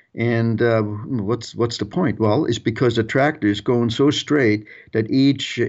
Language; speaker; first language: English; early bilingual, other home language; German